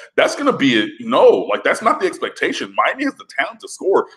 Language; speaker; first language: English; native; English